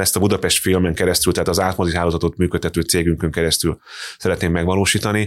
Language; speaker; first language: Hungarian; native; Hungarian